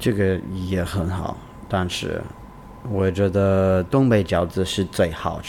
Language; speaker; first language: Chinese; non-native, learner; English